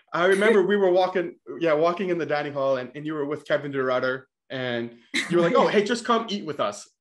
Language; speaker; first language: English; native; English